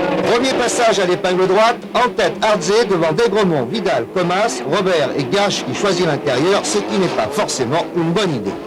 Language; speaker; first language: French; native; French